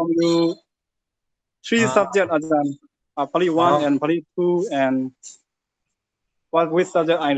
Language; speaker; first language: English; non-native, learner; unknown